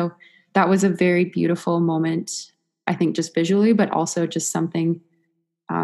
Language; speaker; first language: English; native; English